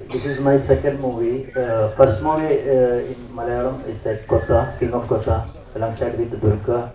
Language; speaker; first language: Tamil; non-native, learner; Malayalam